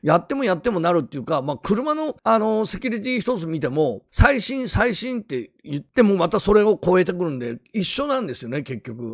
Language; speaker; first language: Japanese; native; Japanese